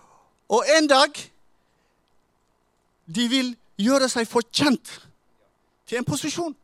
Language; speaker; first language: Norwegian; non-native, fluent; Tigrinya